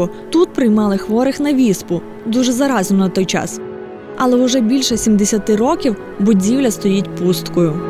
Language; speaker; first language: Ukrainian; native; Ukrainian